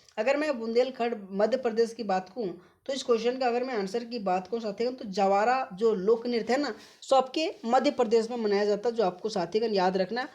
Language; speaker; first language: Hindi; native; Hindi